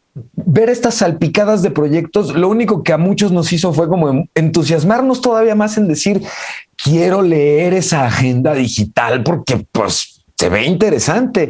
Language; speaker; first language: Spanish; native; Spanish